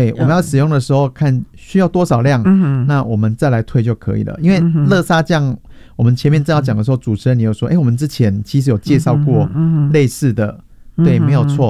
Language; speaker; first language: Chinese; native; Chinese